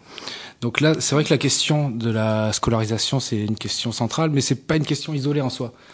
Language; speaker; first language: French; native; French